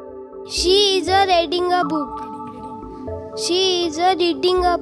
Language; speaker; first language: English; non-native, learner; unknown